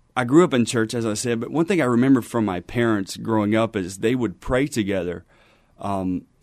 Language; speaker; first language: English; native; English